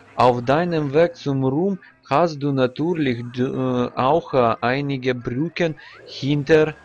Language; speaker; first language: German; non-native, learner; Russian